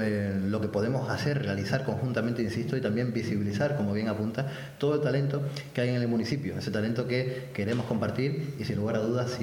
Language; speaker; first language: Spanish; native; Spanish